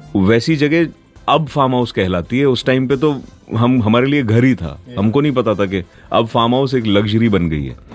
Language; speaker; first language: Hindi; non-native, local second language; Punjabi